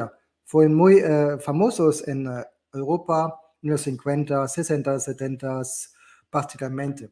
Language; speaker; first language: Spanish; non-native, fluent; German